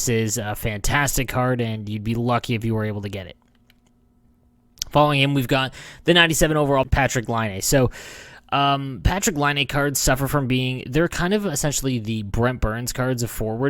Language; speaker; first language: English; native; English